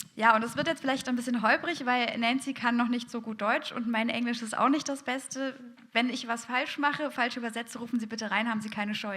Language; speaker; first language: German; native; German